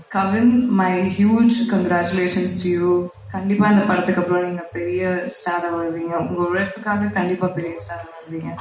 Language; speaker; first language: Tamil; native; Tamil